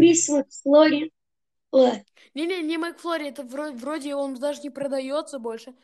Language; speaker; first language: Russian; early bilingual, heritage; Russian